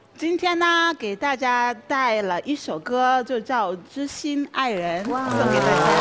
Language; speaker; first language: Chinese; non-native, fluent; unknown